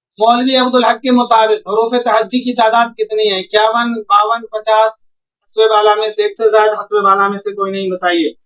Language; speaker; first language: Hindi; native; Hindi